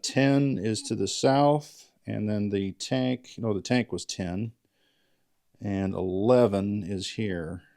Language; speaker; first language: English; native; English